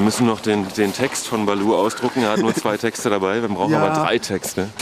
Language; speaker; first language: German; native; German